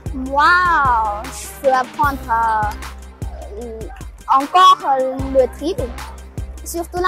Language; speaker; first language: French; non-native, local second language; Malagasy